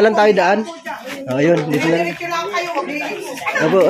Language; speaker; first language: Filipino; native; Filipino